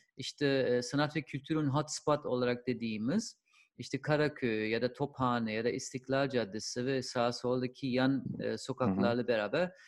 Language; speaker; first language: Turkish; non-native, fluent; German